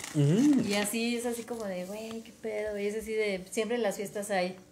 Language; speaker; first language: Spanish; native; Spanish